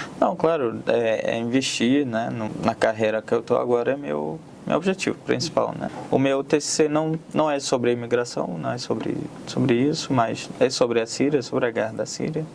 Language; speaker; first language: Portuguese; non-native, fluent; Arabic